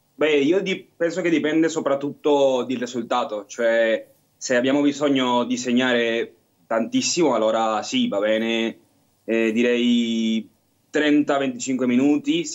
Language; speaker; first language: Italian; non-native, fluent; Spanish